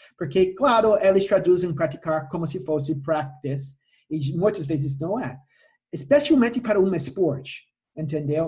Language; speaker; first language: Portuguese; non-native, fluent; English